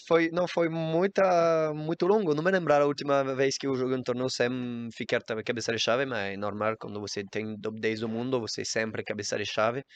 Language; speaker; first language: Portuguese; non-native, learner; French